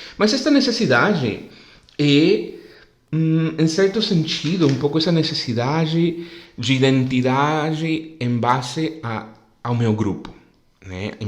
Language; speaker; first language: Portuguese; non-native, fluent; Spanish